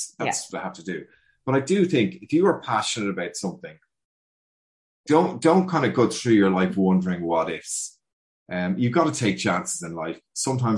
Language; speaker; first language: English; native; English